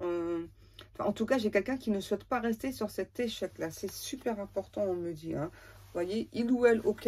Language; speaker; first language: French; native; French